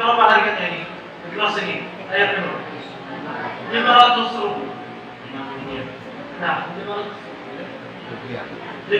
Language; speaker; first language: Indonesian; non-native, learner; Arabic